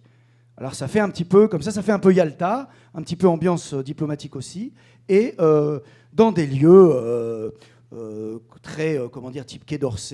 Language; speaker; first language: French; native; French